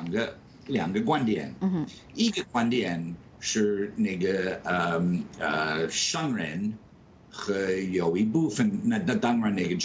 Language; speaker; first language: Chinese; non-native, fluent; English